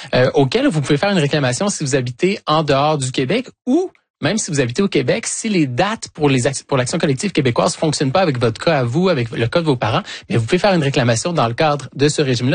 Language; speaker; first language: French; native; French